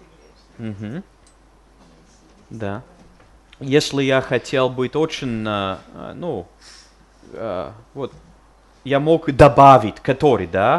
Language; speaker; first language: Russian; non-native, fluent; English